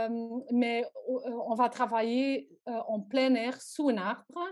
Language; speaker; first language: French; non-native, local second language; Dutch